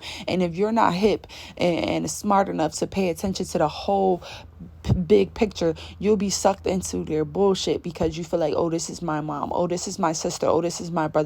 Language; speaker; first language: English; native; English